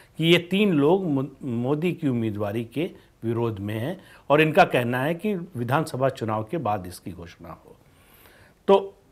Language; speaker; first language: Hindi; native; Hindi